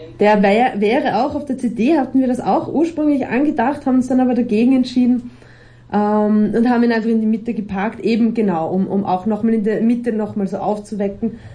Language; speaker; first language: German; native; German